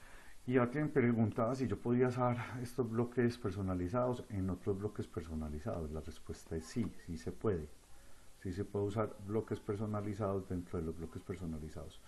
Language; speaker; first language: Spanish; native; Spanish